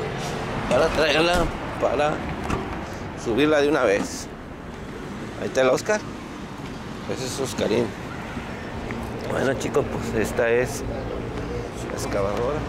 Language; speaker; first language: Spanish; native; Spanish